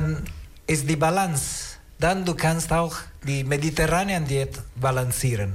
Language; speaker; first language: German; non-native, learner; Italian